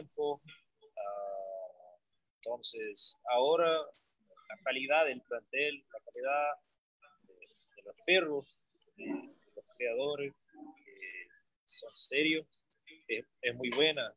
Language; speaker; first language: Spanish; non-native, learner; Portuguese